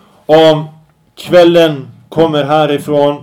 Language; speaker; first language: Swedish; early bilingual, other home language; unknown